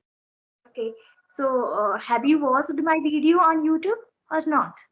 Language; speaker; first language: English; non-native, learner; Odia